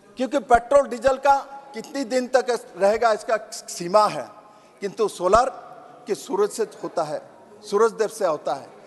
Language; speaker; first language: Hindi; non-native, local second language; Bangla